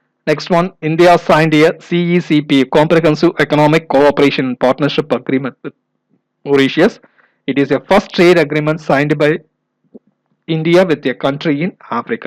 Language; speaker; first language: English; non-native, local second language; Tamil